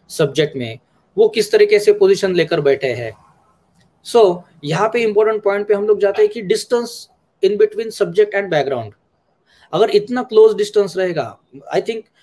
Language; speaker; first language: Hindi; non-native, local second language; Marathi